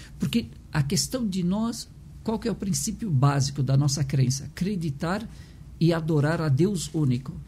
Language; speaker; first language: Portuguese; early bilingual, other home language; Arabic